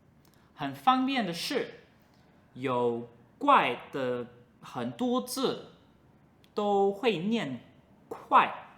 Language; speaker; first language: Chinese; non-native, fluent; English